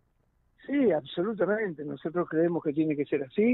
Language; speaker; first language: Spanish; native; Spanish